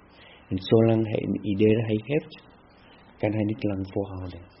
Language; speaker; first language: Dutch; non-native, fluent; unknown